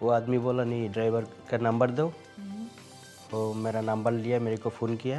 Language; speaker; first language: Hindi; non-native, learner; Bangla